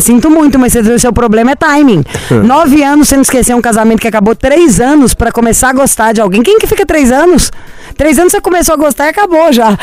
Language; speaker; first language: Portuguese; native; Portuguese